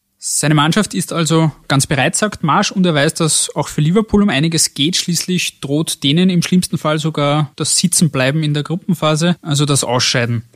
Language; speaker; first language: German; native; German